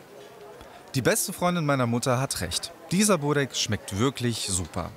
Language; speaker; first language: German; native; German